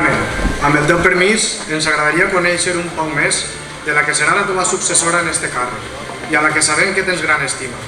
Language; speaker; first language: Catalan; native; Catalan